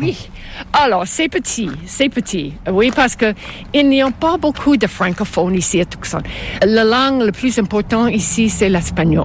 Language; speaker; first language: French; non-native, local second language; English